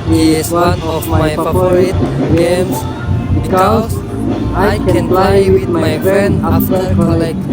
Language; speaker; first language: English; non-native, learner; Indonesian